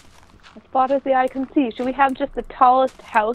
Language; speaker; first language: English; native; English